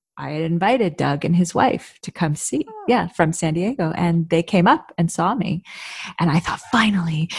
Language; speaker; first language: English; native; English